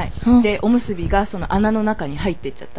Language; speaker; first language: Japanese; native; Japanese